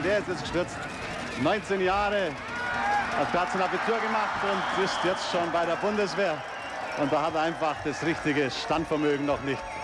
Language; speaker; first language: German; native; German